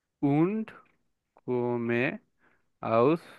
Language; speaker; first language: German; non-native, fluent; Bangla